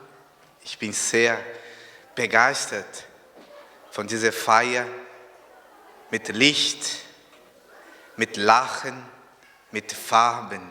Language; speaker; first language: German; non-native, fluent; Portuguese